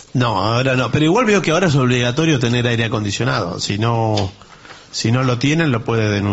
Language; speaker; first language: Spanish; native; Spanish